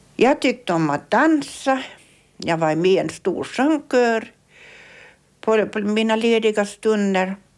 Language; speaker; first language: Swedish; native; Swedish